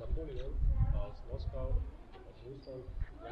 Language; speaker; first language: German; non-native, fluent; Romanian